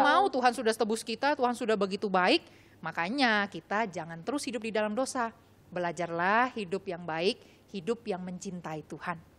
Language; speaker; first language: Indonesian; native; Indonesian